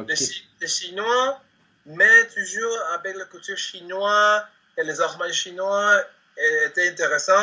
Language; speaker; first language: French; non-native, learner; Spanish